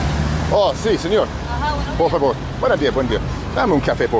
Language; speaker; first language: Spanish; non-native, learner; English